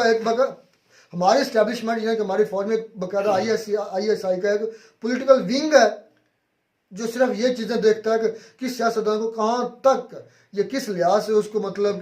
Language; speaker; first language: Urdu; non-native, local second language; Kashmiri